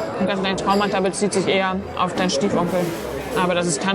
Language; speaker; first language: German; native; German